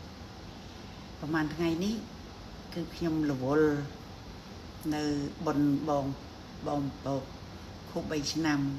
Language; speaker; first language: Khmer; native; Khmer